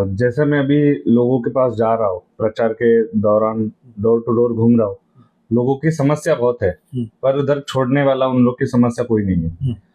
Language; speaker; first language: Hindi; non-native, local second language; Marathi